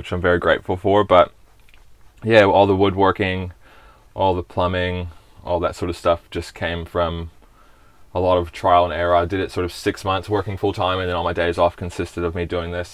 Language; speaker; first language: English; early bilingual, other home language; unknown